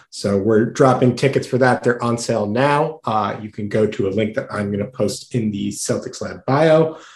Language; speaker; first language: English; native; English